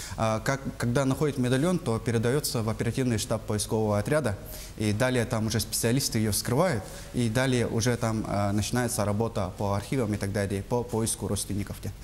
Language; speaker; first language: Russian; non-native, local second language; Yakut